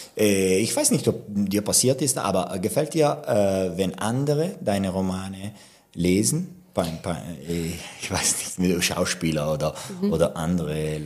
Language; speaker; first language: German; non-native, local second language; Italian